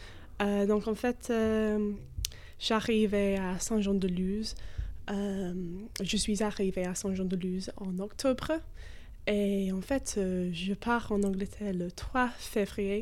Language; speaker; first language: French; non-native, fluent; English